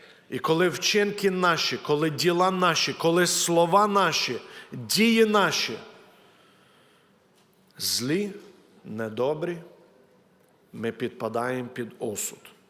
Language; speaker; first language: Ukrainian; native; Ukrainian